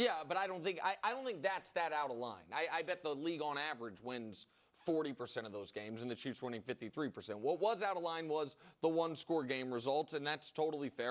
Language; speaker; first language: English; native; English